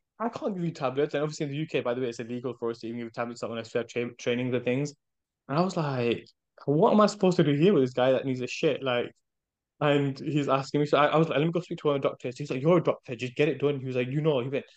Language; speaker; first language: English; native; English